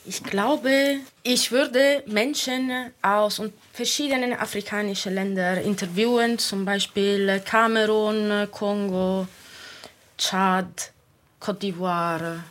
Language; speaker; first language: German; non-native, learner; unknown